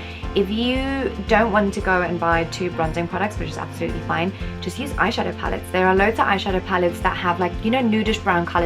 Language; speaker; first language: English; native; English